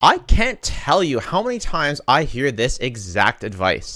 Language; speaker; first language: English; native; English